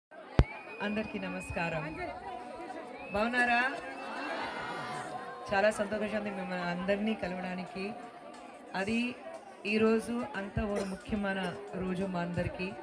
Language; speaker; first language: Telugu; non-native, learner; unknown